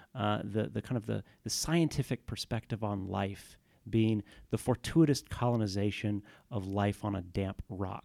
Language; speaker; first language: English; native; English